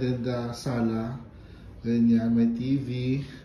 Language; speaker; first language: Filipino; non-native, local second language; Hiligaynon